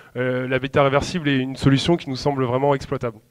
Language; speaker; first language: French; native; French